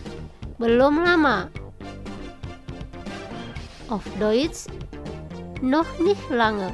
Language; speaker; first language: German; non-native, fluent; Indonesian